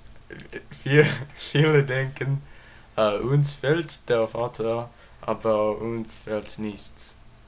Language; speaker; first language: German; non-native, learner; English